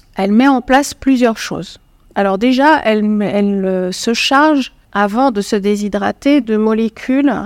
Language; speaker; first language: French; non-native, local second language; Arabic